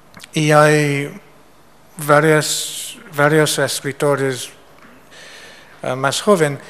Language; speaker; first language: Spanish; non-native, fluent; English